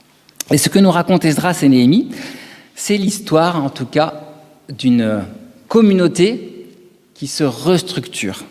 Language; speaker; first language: French; native; French